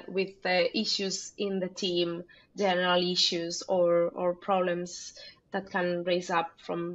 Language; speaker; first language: English; non-native, fluent; Spanish